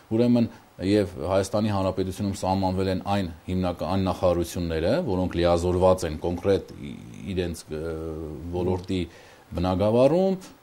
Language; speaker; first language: Armenian; native; Armenian